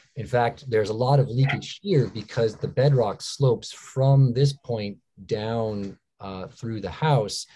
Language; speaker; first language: English; native; English